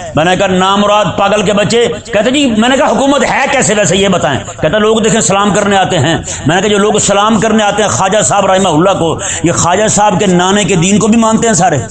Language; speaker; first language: Urdu; non-native, local second language; Punjabi